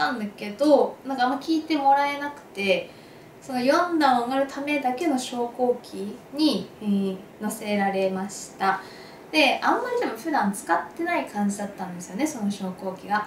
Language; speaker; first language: Japanese; native; Japanese